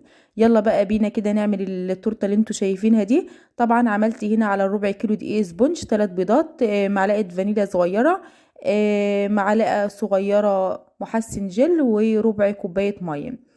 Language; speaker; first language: Arabic; native; Arabic